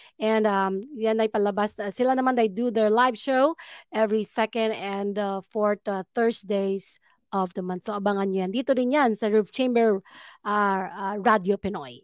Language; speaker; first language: Filipino; native; Filipino